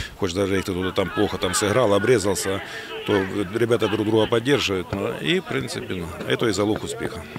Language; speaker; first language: Russian; non-native, local second language; Ukrainian